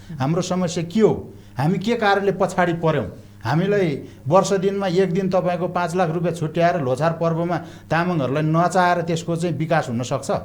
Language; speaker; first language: Nepali; non-native, local second language; Eastern Tamang